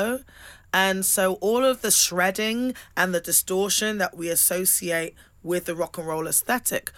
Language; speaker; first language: English; native; English